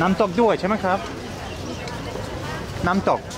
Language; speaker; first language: Thai; non-native, learner; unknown